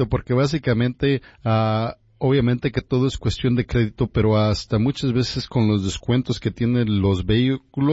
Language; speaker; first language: Spanish; native; Spanish